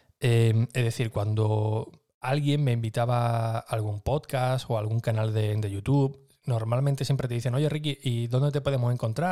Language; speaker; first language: Spanish; native; Spanish